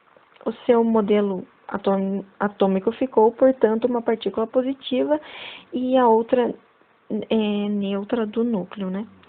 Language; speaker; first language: Portuguese; native; Portuguese